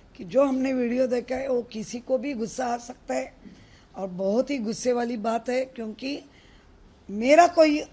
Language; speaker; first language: Hindi; non-native, local second language; Marathi